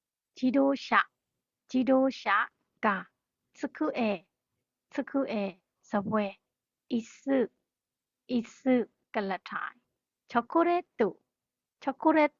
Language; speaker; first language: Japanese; non-native, fluent; Burmese